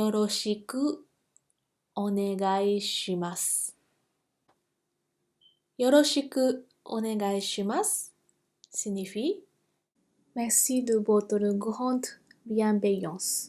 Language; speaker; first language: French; non-native, fluent; Japanese